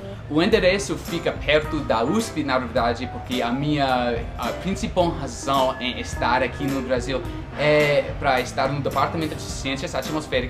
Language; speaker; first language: Portuguese; non-native, fluent; English